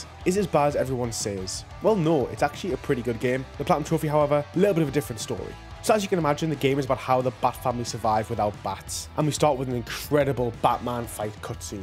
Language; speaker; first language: English; native; English